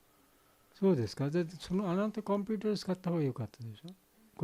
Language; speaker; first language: Japanese; non-native, fluent; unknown